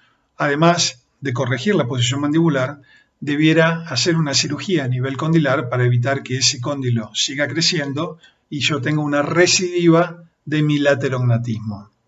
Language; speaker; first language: Spanish; native; Spanish